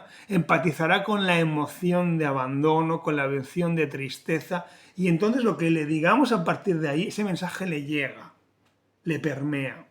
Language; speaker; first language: Spanish; native; Spanish